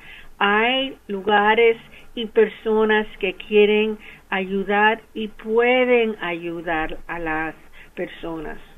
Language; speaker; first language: Spanish; early bilingual, heritage; English